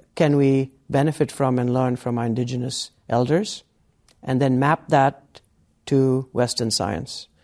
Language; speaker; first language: English; native; English